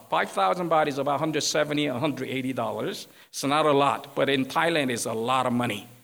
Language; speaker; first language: English; non-native, fluent; Korean